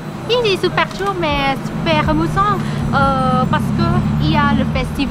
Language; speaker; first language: French; non-native, learner; Thai